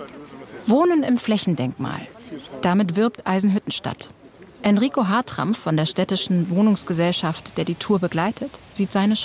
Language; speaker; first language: German; native; German